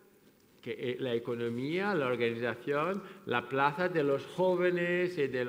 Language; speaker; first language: Spanish; non-native, fluent; French